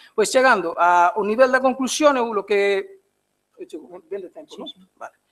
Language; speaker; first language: Galician; non-native, fluent; Bangla